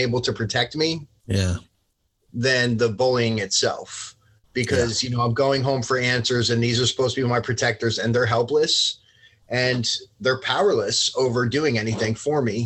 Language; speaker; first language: English; native; English